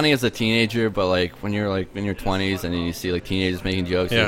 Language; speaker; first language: English; early bilingual, other home language; Polish